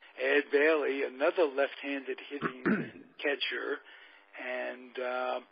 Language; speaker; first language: English; native; English